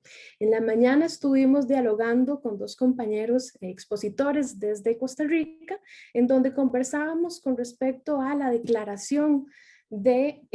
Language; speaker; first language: Spanish; native; Spanish